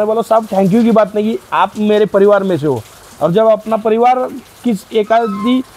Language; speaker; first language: Hindi; non-native, local second language; Marathi